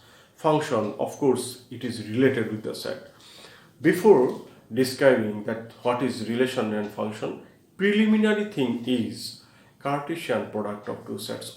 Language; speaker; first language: English; non-native, local second language; Bangla